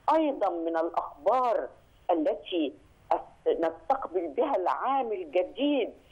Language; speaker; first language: Arabic; native; Arabic